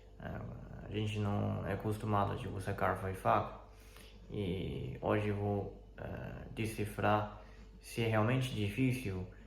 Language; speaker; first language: Portuguese; non-native, fluent; Chinese